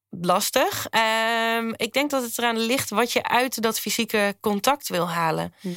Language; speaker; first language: Dutch; native; Dutch